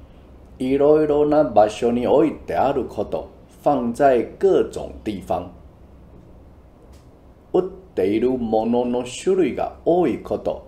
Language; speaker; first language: Japanese; non-native, fluent; Chinese